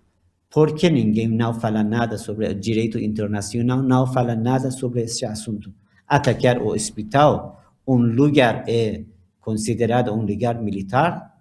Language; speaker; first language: Portuguese; non-native, learner; Persian